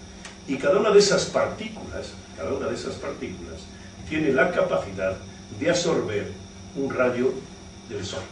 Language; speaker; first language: Spanish; native; Spanish